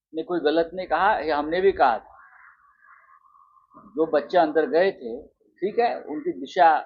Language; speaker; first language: Hindi; non-native, local second language; Marathi